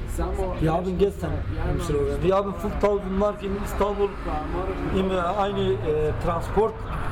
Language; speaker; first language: German; non-native, learner; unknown